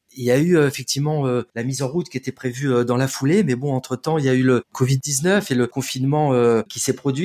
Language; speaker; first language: French; native; French